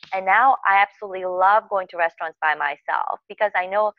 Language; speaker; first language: English; native; English